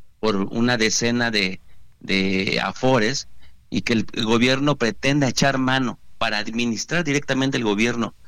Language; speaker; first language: Spanish; native; Spanish